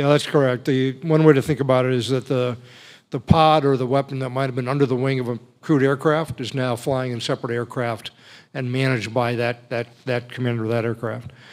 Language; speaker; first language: English; native; English